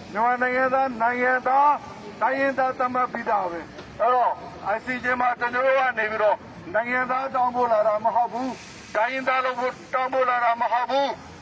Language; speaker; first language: Burmese; non-native, local second language; Rohingya